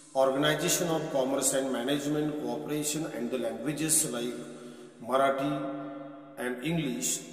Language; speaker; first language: English; non-native, local second language; Marathi